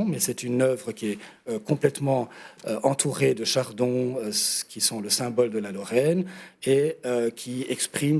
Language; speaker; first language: French; native; French